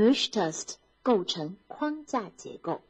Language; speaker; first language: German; non-native, fluent; Chinese